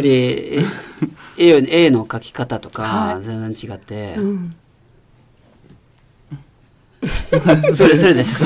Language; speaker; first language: Japanese; non-native, fluent; French